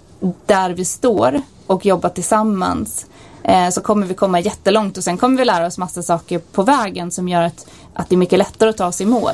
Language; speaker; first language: Swedish; native; Swedish